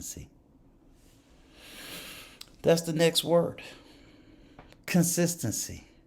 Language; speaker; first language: English; native; English